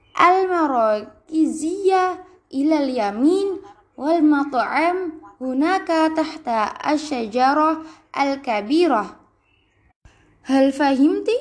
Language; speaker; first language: Arabic; non-native, learner; Indonesian